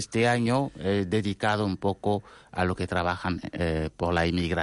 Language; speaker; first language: Spanish; non-native, fluent; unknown